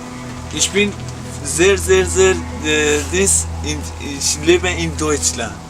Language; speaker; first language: German; non-native, learner; Persian